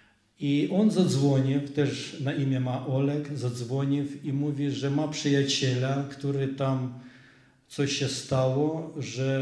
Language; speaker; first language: Polish; non-native, fluent; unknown